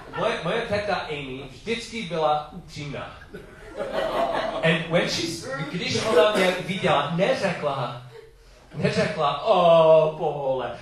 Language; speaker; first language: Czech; non-native, learner; English